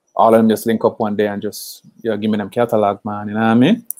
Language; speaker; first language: English; native; English